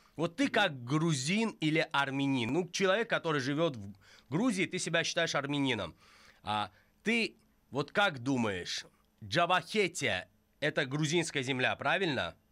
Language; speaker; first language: Russian; non-native, local second language; Azerbaijani